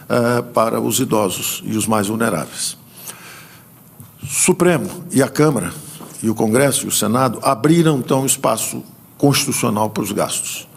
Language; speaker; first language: Portuguese; native; Portuguese